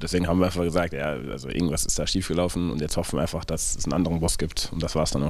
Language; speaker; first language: German; native; German